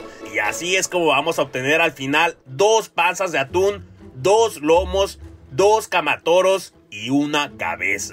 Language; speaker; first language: Spanish; native; Spanish